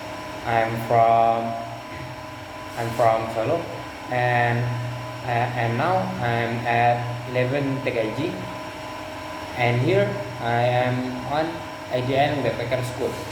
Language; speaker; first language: English; non-native, learner; Indonesian